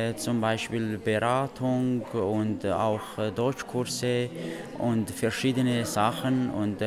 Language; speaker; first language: German; non-native, learner; Arabic